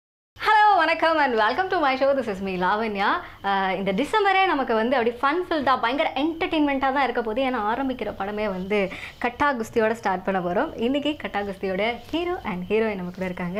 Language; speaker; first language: Tamil; native; Tamil